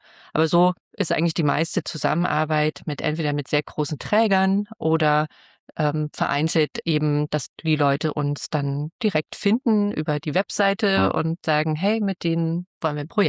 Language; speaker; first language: German; native; German